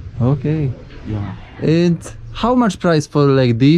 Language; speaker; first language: English; non-native, learner; Polish